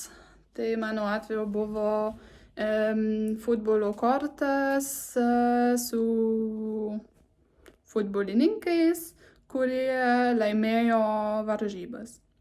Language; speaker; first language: Lithuanian; non-native, learner; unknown